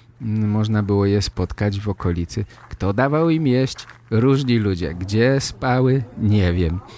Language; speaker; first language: Polish; native; Polish